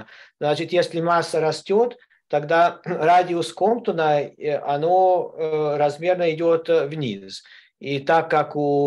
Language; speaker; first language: Russian; non-native, learner; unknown